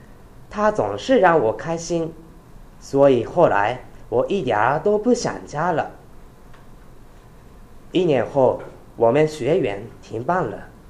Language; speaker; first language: Chinese; non-native, fluent; Japanese